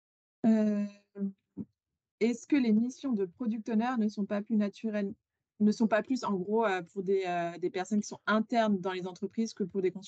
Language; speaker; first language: French; native; French